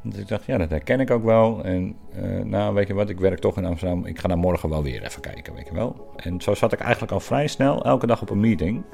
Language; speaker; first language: Dutch; native; Dutch